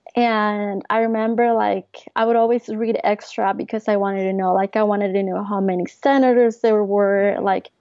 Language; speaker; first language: English; early bilingual, other home language; Spanish